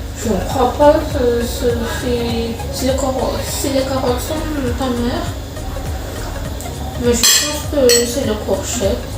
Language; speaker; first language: French; non-native, local second language; Malagasy